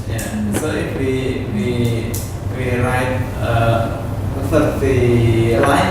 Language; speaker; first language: English; non-native, learner; Indonesian